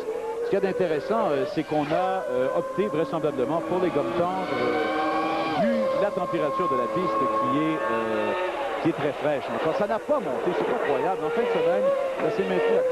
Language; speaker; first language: French; native; French